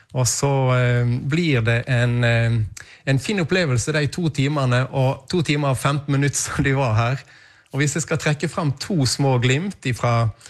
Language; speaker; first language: Norwegian; native; Norwegian